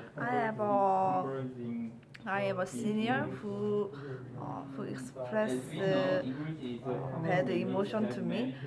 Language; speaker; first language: English; non-native, learner; Korean